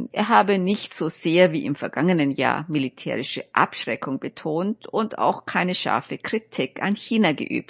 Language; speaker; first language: German; native; German